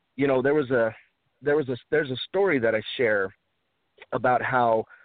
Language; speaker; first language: English; early bilingual, other home language; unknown